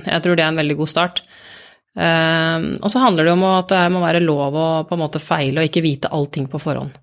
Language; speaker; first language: Norwegian; native; Norwegian